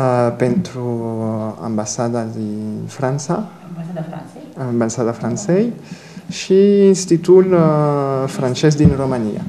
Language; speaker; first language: Romanian; non-native, learner; French